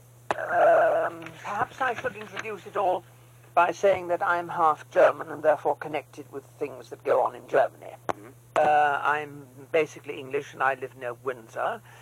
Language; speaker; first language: English; native; English